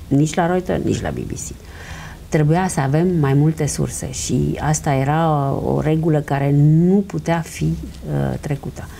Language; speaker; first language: Romanian; early bilingual, heritage; Romanian